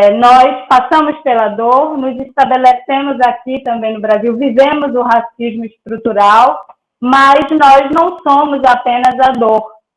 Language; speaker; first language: Portuguese; native; Portuguese